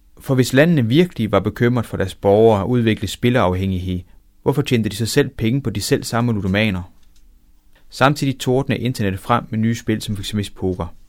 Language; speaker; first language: Danish; native; Danish